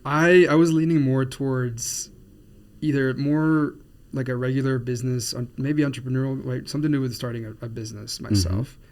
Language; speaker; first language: English; non-native, fluent; Spanish